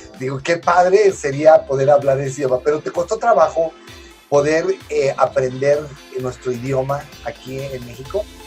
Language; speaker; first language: Spanish; native; Spanish